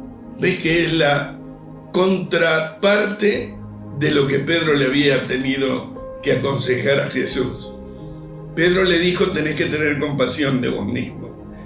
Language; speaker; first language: Spanish; native; Spanish